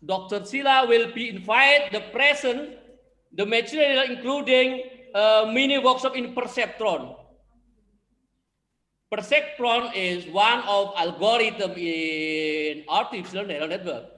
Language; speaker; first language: English; non-native, local second language; Indonesian